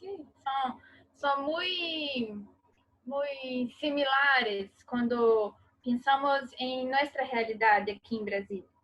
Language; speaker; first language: Spanish; non-native, learner; Portuguese